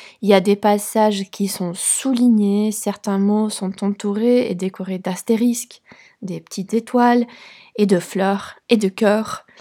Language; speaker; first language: French; non-native, fluent; Polish